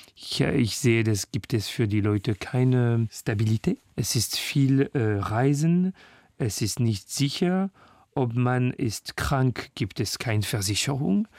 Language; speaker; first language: German; non-native, fluent; French